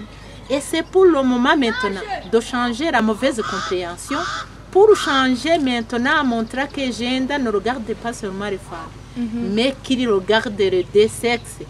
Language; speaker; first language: French; non-native, local second language; Kinyarwanda